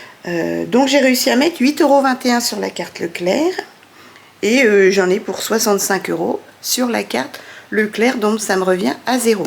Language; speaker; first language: French; native; French